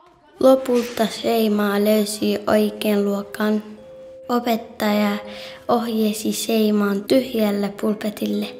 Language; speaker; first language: Finnish; non-native, learner; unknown